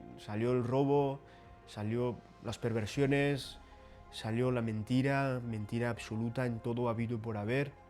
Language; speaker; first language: Spanish; early bilingual, other home language; Portuguese